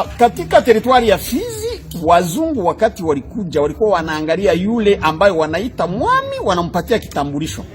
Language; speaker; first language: Swahili; non-native, local second language; Kinyarwanda